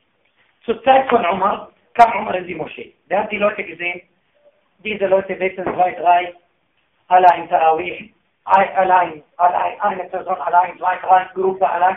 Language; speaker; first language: German; non-native, fluent; Arabic